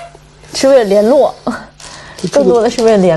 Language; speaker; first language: Chinese; native; Chinese